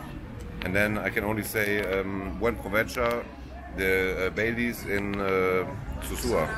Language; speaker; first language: English; non-native, fluent; German